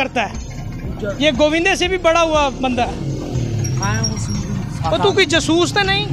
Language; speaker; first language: Urdu; non-native, local second language; Punjabi